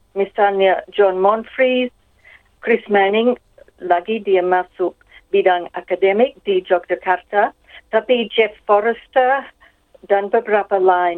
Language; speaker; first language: Indonesian; non-native, fluent; English